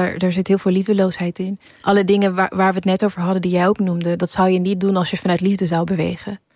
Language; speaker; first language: Dutch; early bilingual, other home language; English